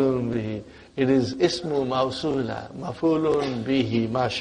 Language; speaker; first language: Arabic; non-native, fluent; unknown